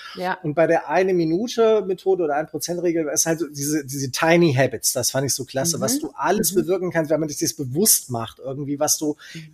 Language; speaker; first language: German; native; German